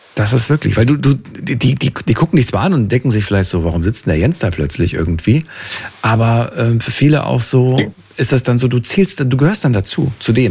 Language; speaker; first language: German; native; German